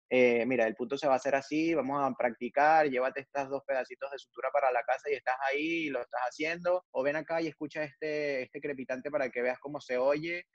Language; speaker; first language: Spanish; native; Spanish